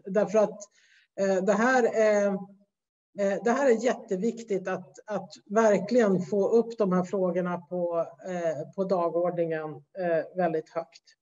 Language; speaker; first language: Swedish; native; Swedish